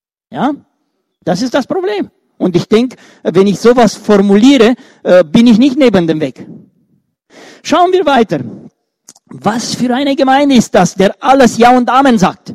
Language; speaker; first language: German; non-native, fluent; Romanian